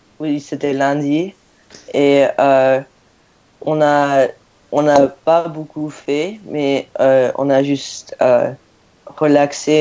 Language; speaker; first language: French; non-native, fluent; English